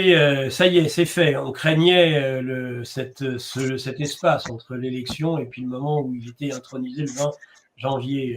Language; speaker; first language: French; native; French